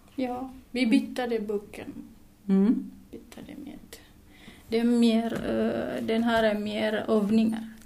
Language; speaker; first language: Swedish; non-native, learner; Indonesian